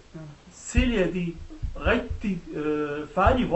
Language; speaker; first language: Danish; non-native, learner; Arabic